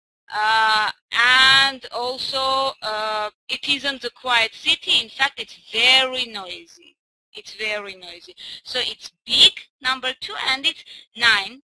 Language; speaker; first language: English; non-native, fluent; Armenian